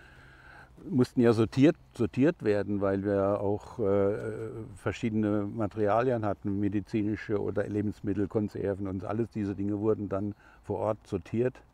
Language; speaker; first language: German; non-native, fluent; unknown